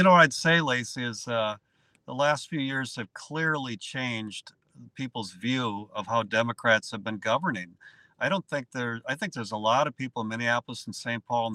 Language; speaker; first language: English; native; English